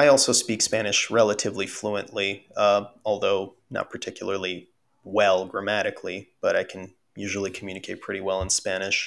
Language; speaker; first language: English; early bilingual, other home language; Russian